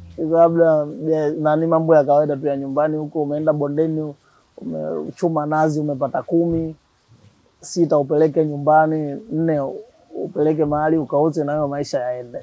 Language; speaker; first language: Swahili; native; Swahili